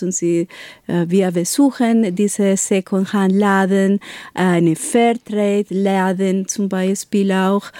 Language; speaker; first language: German; non-native, learner; Spanish